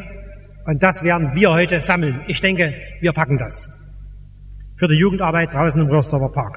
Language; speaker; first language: German; native; German